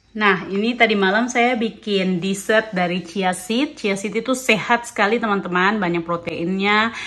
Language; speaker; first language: Indonesian; native; Indonesian